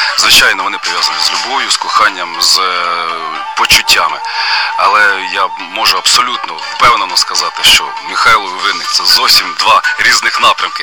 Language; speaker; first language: Ukrainian; native; Ukrainian